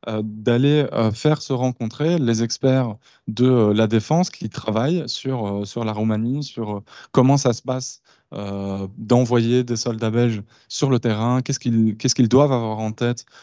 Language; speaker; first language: French; native; French